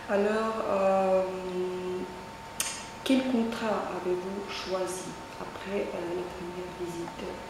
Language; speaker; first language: French; non-native, fluent; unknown